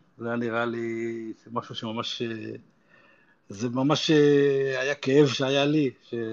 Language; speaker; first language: Hebrew; native; Hebrew